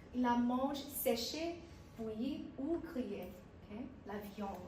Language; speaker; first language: French; non-native, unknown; English